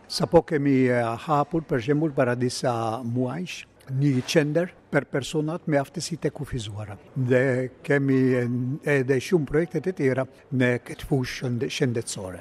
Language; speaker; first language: Albanian; non-native, fluent; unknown